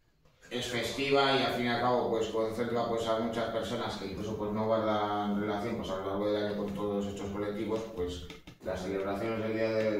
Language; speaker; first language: Spanish; native; Spanish